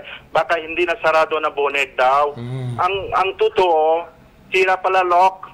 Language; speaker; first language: Filipino; non-native, learner; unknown